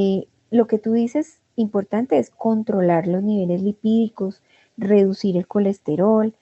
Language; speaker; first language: Spanish; native; Spanish